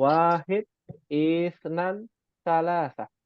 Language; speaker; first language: Arabic; non-native, fluent; Indonesian